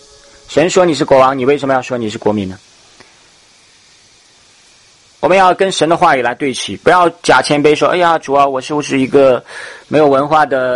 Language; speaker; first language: Chinese; native; Chinese